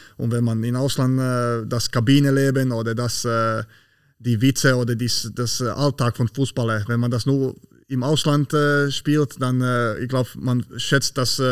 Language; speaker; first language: German; non-native, fluent; Slovak